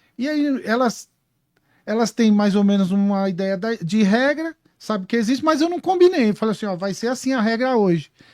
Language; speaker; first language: Portuguese; native; Portuguese